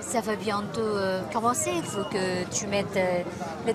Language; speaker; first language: French; non-native, fluent; Indonesian